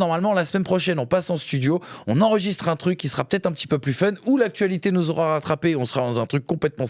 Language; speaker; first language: French; native; French